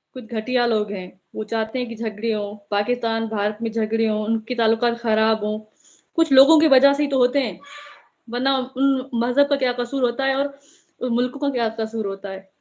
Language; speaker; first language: Urdu; non-native, local second language; Sindhi